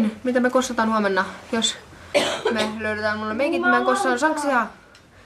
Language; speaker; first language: Finnish; native; Finnish